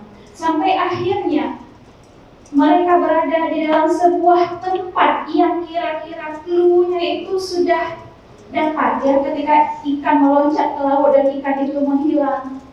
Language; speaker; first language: Indonesian; native; Indonesian